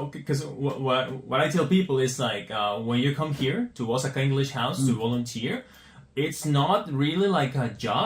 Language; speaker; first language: English; non-native, fluent; Spanish